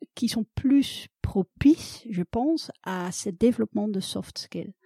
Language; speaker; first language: French; non-native, fluent; Dutch